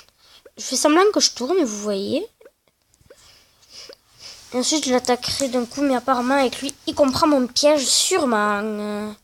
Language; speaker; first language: French; native; French